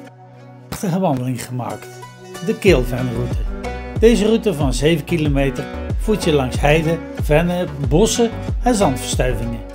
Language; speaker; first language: Dutch; native; Dutch